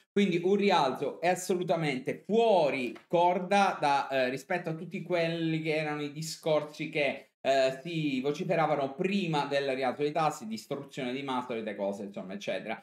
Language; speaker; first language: Italian; native; Italian